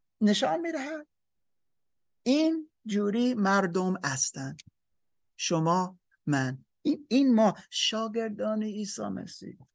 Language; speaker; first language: Persian; non-native, learner; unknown